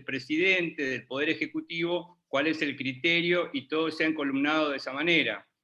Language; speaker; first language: Spanish; native; Spanish